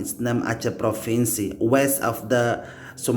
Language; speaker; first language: English; non-native, learner; Indonesian